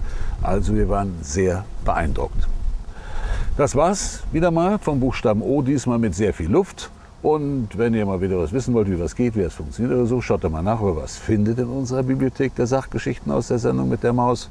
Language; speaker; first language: German; native; German